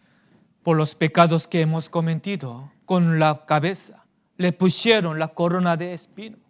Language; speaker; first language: Spanish; non-native, fluent; Korean